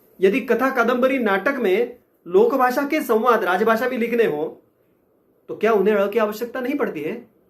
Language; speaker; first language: Hindi; non-native, local second language; Marathi